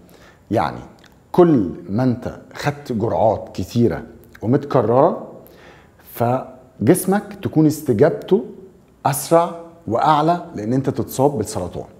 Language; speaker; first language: Arabic; native; Arabic